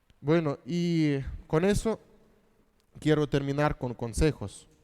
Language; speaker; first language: Spanish; non-native, fluent; Russian